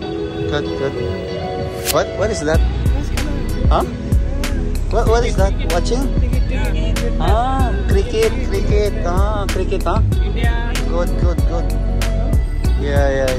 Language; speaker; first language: English; non-native, learner; Filipino